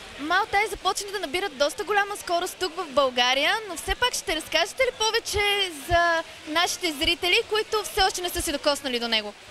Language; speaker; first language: Bulgarian; native; Bulgarian